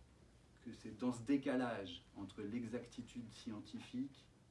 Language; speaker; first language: French; native; French